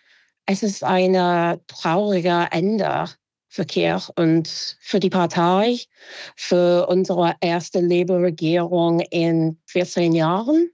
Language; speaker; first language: German; non-native, fluent; English